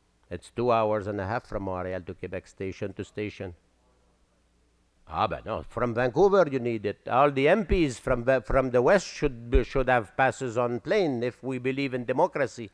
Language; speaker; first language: English; non-native, fluent; French